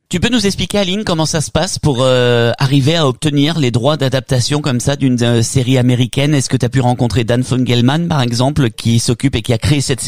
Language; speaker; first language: French; native; French